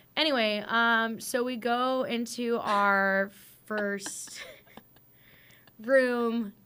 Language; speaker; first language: English; native; English